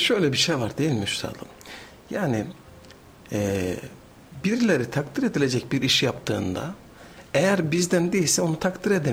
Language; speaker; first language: Turkish; native; Turkish